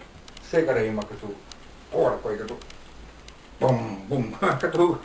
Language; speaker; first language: Bulgarian; non-native, learner; Finnish